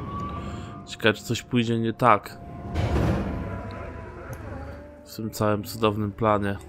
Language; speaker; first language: Polish; native; Polish